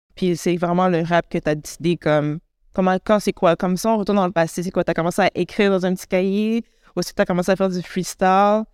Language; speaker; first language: French; native; French